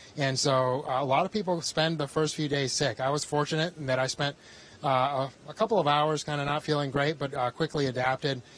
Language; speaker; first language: English; early bilingual, other home language; Spanish